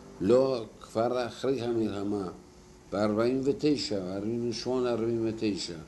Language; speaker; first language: Hebrew; non-native, fluent; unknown